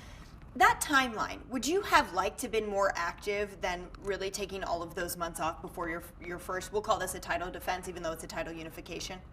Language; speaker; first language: English; native; English